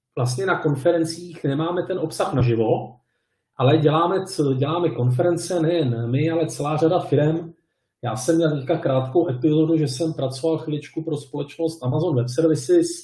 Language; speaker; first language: Czech; native; Czech